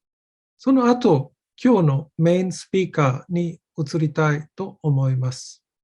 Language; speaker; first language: Japanese; non-native, fluent; German